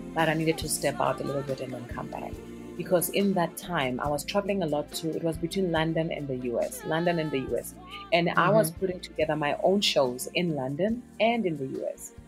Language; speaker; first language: English; non-native, local second language; Northern Sotho